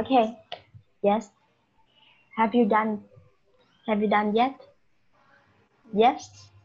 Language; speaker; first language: English; non-native, fluent; Vietnamese